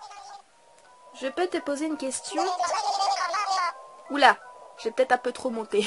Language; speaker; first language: French; native; French